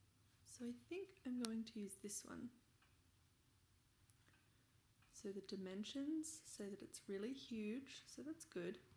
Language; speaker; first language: English; native; English